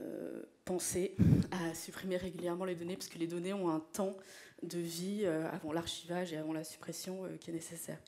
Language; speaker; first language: French; native; French